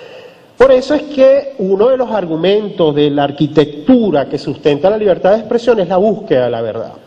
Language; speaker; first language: Spanish; native; Spanish